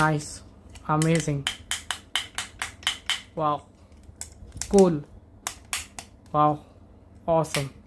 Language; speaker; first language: English; non-native, learner; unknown